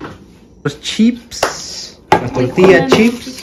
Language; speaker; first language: Spanish; early bilingual, heritage; Spanish